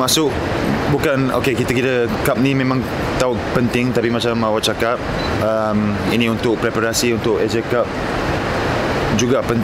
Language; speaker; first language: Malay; non-native, fluent; English